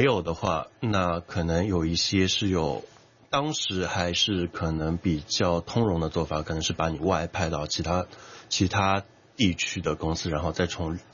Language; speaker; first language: Chinese; native; Chinese